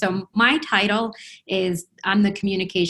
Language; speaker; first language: English; early bilingual, other home language; Spanish